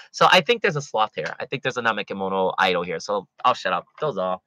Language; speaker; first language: English; native; English